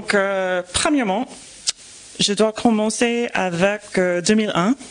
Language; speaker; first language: French; non-native, fluent; English